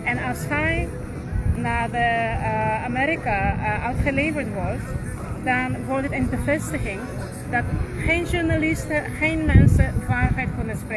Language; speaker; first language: Dutch; non-native, fluent; Polish